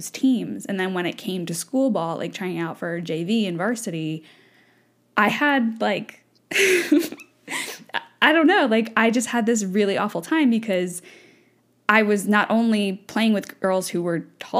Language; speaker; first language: English; native; English